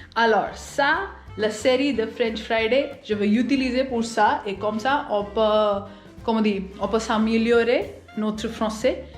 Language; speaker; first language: French; non-native, learner; Hindi